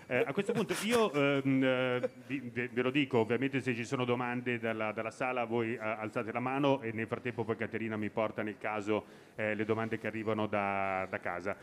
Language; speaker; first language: Italian; native; Italian